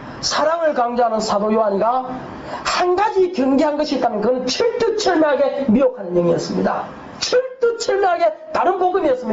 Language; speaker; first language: Korean; native; Korean